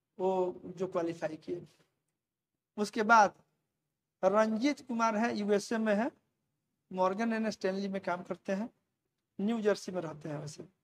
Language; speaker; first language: Hindi; native; Hindi